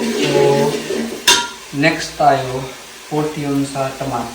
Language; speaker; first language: Filipino; non-native, learner; Hindi